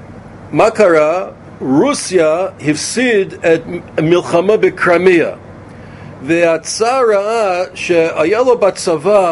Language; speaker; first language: Hebrew; non-native, fluent; English